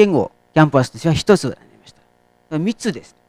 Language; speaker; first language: Japanese; non-native, fluent; Nepali